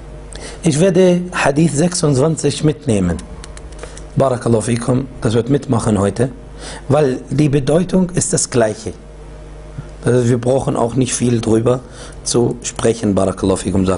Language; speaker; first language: German; non-native, fluent; Arabic